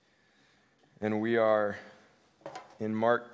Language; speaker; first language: English; native; English